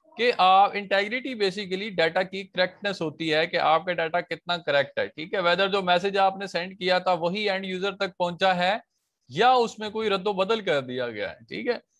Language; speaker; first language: Urdu; non-native, local second language; Punjabi